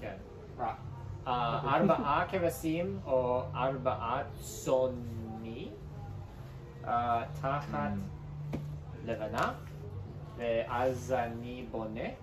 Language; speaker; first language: Hebrew; non-native, learner; English